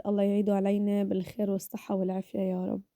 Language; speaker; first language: Arabic; native; Arabic